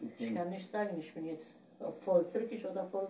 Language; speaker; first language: German; non-native, learner; Turkish